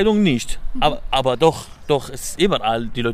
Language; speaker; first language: German; non-native, learner; Arabic